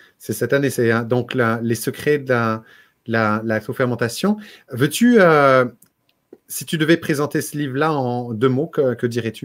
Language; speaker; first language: French; native; French